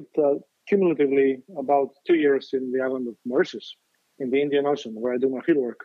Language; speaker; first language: English; non-native, fluent; Greek